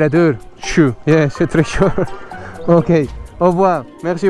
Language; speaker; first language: French; non-native, learner; Spanish